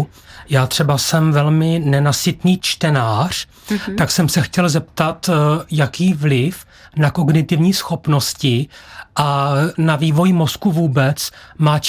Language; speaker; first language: Czech; native; Czech